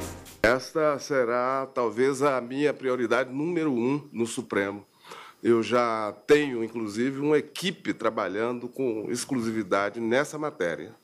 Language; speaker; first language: Portuguese; native; Portuguese